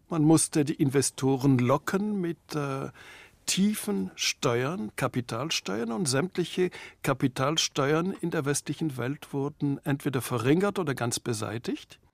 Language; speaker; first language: German; native; German